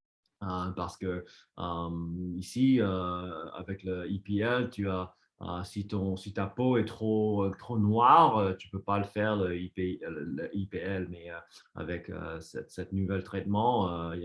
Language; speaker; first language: French; non-native, fluent; English